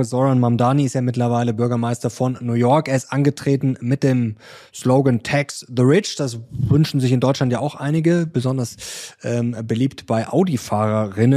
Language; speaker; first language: German; native; German